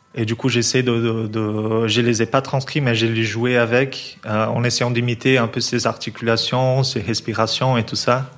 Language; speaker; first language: French; non-native, fluent; Portuguese